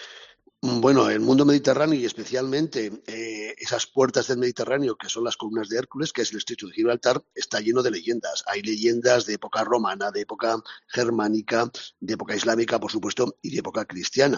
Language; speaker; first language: Spanish; native; Spanish